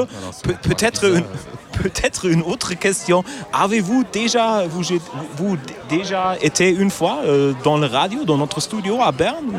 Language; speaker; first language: French; non-native, learner; German